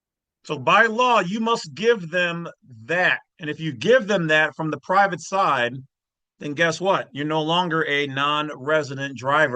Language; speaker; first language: English; native; English